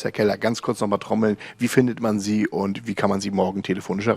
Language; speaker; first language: German; native; German